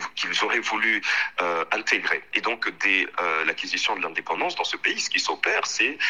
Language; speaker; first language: French; non-native, local second language; Swahili